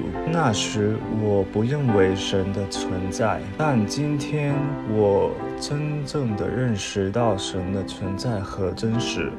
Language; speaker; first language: Chinese; early bilingual, other home language; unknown